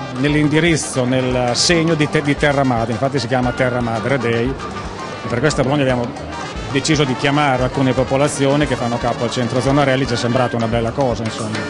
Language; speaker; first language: Italian; native; Italian